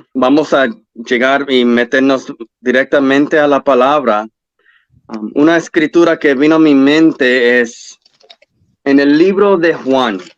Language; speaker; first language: Spanish; early bilingual, heritage; English